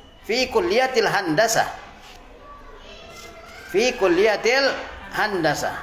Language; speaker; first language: Arabic; non-native, fluent; Indonesian